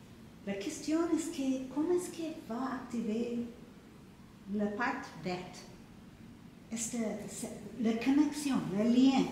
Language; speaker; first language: French; non-native, learner; English